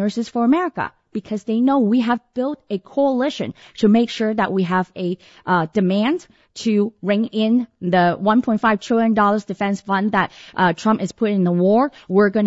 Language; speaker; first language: English; early bilingual, other home language; Cantonese